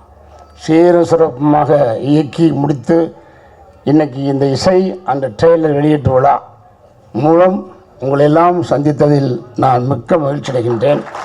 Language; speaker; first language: Tamil; native; Tamil